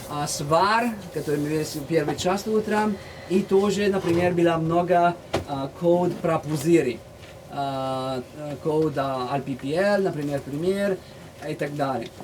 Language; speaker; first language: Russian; non-native, fluent; Italian